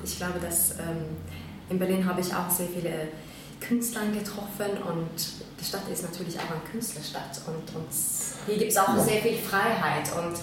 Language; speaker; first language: German; non-native, fluent; Norwegian